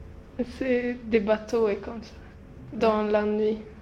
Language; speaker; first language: French; non-native, learner; Swedish